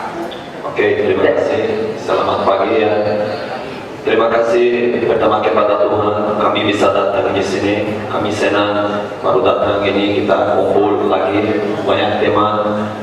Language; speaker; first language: Indonesian; non-native, fluent; Portuguese